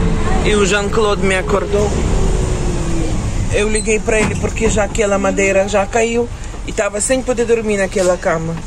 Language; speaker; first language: Portuguese; non-native, learner; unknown